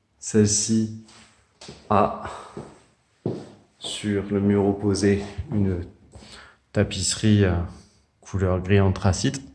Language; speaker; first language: French; native; French